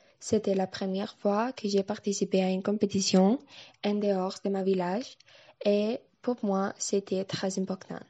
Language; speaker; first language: French; non-native, learner; Spanish